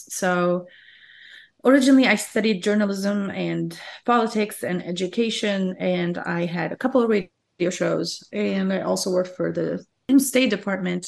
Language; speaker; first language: English; non-native, fluent; Arabic